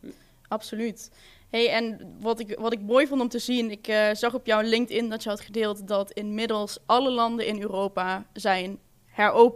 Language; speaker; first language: Dutch; native; Dutch